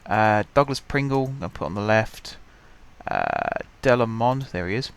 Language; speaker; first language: English; native; English